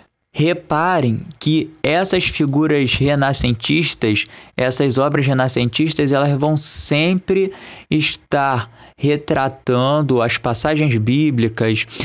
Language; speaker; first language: Portuguese; native; Portuguese